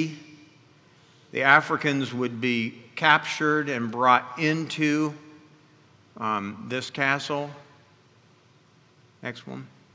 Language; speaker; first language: English; native; English